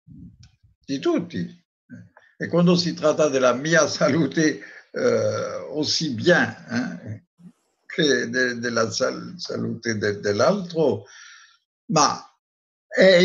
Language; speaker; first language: Italian; non-native, fluent; French